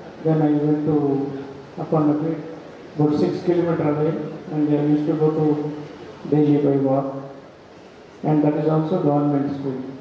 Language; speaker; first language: English; non-native, local second language; Telugu